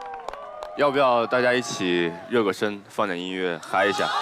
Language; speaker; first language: Chinese; native; Chinese